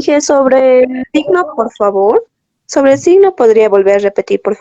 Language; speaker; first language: Spanish; native; Spanish